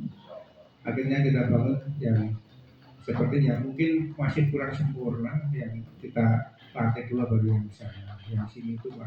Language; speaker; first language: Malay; non-native, local second language; Javanese